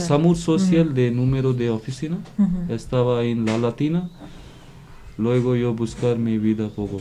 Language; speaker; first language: Spanish; non-native, learner; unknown